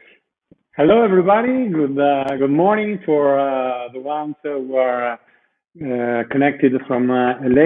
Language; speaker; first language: English; non-native, fluent; Italian